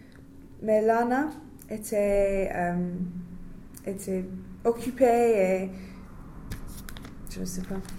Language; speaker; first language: French; non-native, learner; English